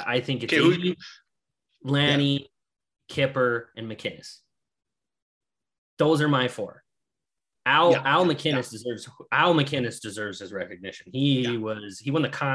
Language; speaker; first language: English; native; English